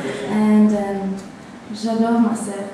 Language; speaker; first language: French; non-native, learner; English